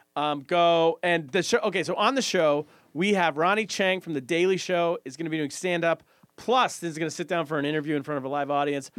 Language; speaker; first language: English; native; English